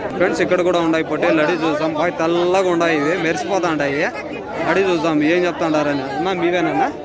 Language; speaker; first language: Telugu; native; Telugu